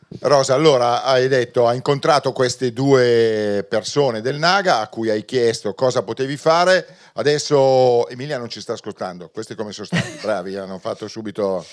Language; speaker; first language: Italian; native; Italian